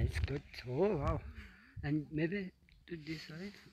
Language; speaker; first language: English; non-native, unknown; Mongolian